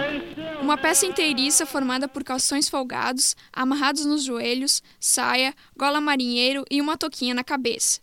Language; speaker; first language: Portuguese; native; Portuguese